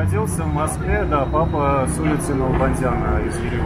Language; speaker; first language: Russian; native; Russian